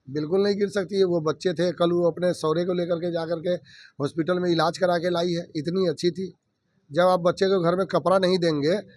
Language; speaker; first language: Hindi; native; Hindi